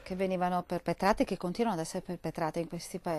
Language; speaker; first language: Italian; native; Italian